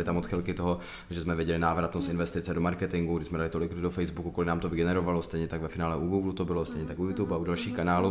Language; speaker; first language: Czech; native; Czech